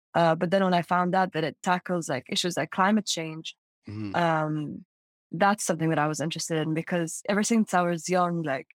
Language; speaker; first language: English; non-native, fluent; Arabic